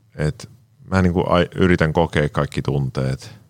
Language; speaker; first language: Finnish; native; Finnish